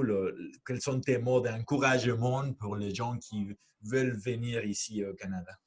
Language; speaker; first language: French; non-native, fluent; Spanish